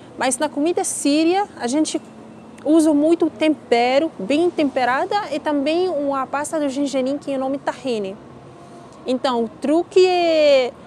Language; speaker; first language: Portuguese; non-native, learner; Arabic